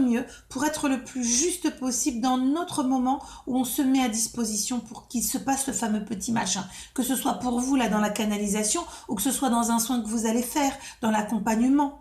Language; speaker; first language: French; native; French